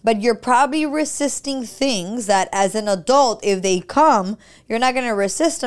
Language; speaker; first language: English; early bilingual, other home language; Spanish